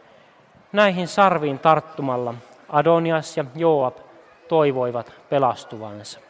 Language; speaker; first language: Finnish; native; Finnish